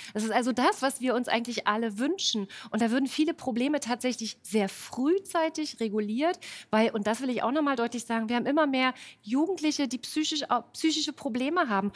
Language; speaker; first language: German; native; German